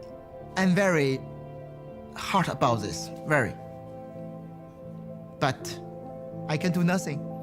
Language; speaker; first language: English; non-native, learner; Chinese